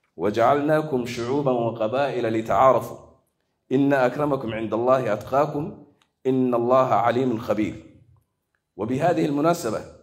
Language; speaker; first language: Arabic; non-native, local second language; Somali